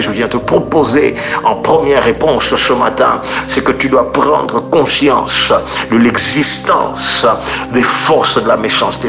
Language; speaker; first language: French; native; French